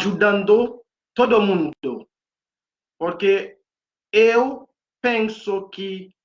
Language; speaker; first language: Portuguese; non-native, fluent; Haitian Creole